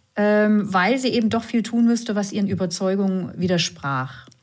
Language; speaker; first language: German; native; German